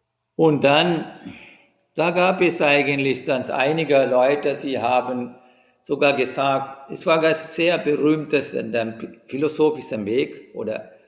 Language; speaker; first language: German; non-native, fluent; Sinhala